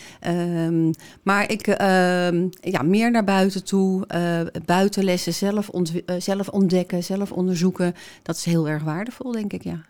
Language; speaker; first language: Dutch; native; Dutch